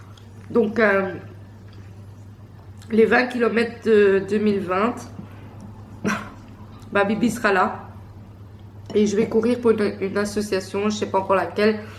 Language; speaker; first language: French; native; French